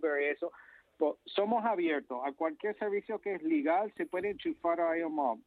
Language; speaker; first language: Spanish; non-native, fluent; English